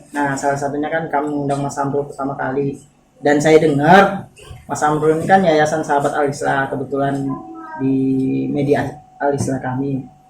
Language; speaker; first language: Indonesian; native; Indonesian